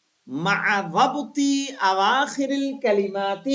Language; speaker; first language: Arabic; non-native, fluent; Hindi